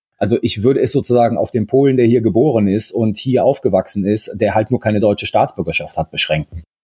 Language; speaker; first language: German; early bilingual, other home language; Italian